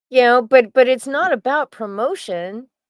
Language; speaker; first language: English; native; English